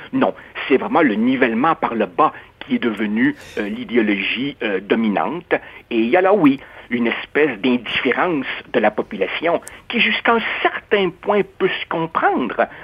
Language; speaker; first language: French; early bilingual, other home language; Spanish